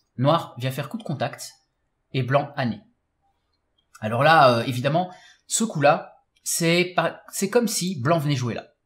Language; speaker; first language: French; native; French